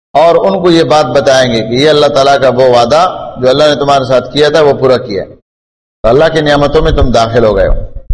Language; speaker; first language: Urdu; non-native, local second language; Pashto